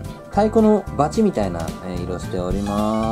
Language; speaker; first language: Japanese; native; Japanese